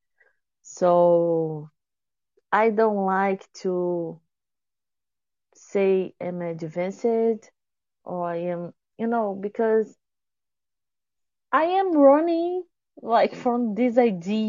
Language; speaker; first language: English; non-native, fluent; Portuguese